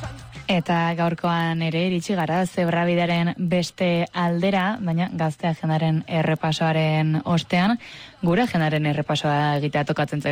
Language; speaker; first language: Basque; native; Basque